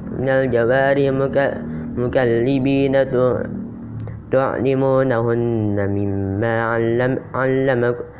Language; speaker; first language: Arabic; non-native, learner; Indonesian